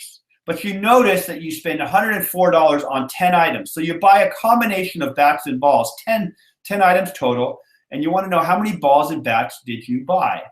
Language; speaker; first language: English; native; English